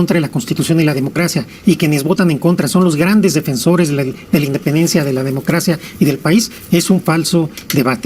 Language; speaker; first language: Spanish; native; Spanish